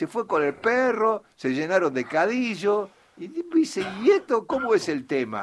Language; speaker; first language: Spanish; native; Spanish